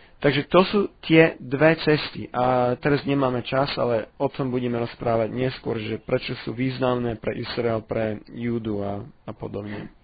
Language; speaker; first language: Slovak; non-native, fluent; English